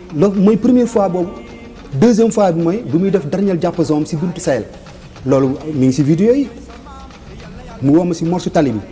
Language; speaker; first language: Wolof; native; Wolof